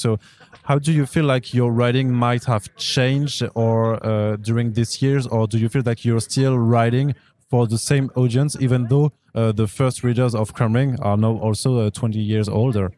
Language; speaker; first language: English; non-native, fluent; French